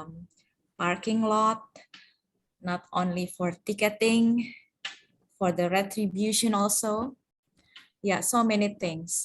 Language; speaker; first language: English; non-native, fluent; Indonesian